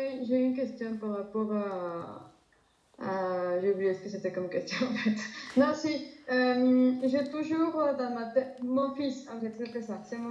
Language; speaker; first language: French; non-native, fluent; Spanish